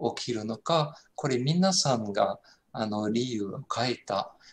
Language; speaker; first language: Japanese; non-native, fluent; French